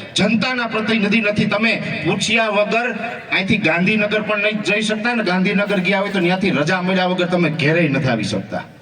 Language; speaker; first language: Gujarati; native; Gujarati